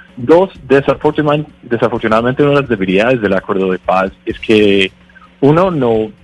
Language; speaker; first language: Spanish; non-native, fluent; English